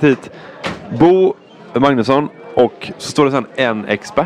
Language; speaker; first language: Swedish; native; Swedish